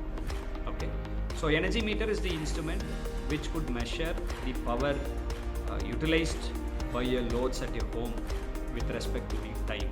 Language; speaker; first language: English; non-native, local second language; Tamil